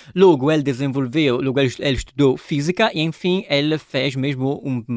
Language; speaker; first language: Portuguese; non-native, fluent; Italian